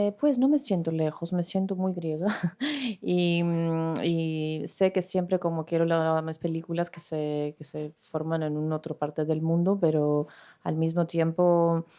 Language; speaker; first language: Spanish; non-native, fluent; Greek